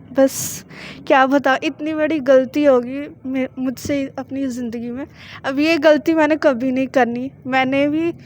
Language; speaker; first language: Hindi; non-native, local second language; Punjabi